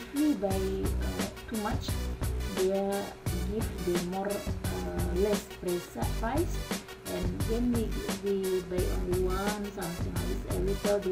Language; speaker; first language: English; non-native, learner; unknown